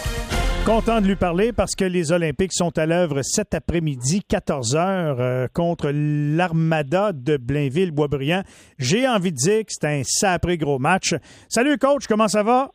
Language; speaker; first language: French; native; French